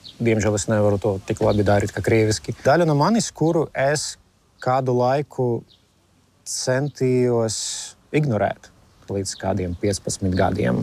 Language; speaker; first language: Latvian; non-native, local second language; Russian